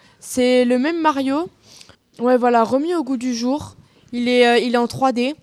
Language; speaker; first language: French; native; French